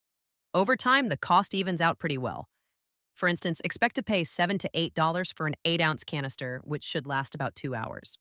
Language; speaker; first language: English; native; English